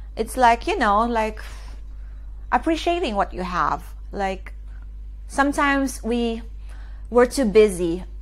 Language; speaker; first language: English; non-native, local second language; Filipino